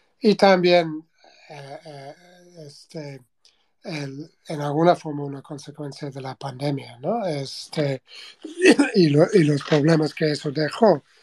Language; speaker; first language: Spanish; non-native, fluent; English